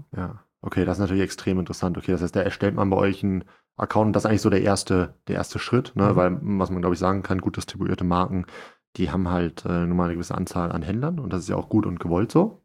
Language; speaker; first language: German; native; German